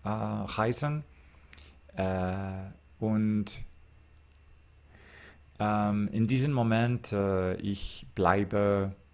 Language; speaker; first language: German; non-native, learner; English